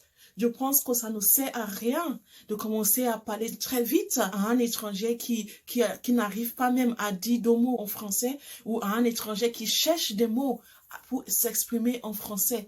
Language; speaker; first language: French; non-native, fluent; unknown